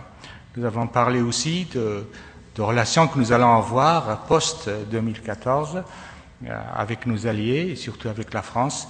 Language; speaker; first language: French; non-native, fluent; Persian